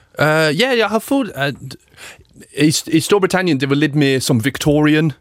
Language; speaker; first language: Danish; non-native, learner; English